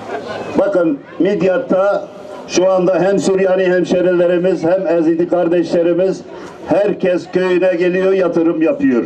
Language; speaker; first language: Turkish; native; Turkish